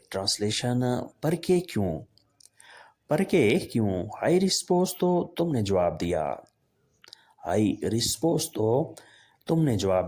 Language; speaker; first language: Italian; non-native, learner; Urdu